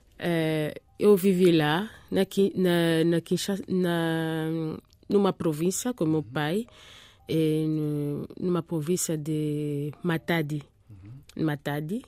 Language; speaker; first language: Portuguese; non-native, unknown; Lingala